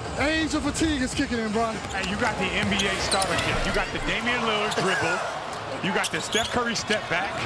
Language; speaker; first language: English; native; English